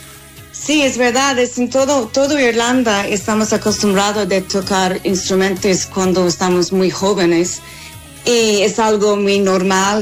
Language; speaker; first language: Spanish; non-native, learner; English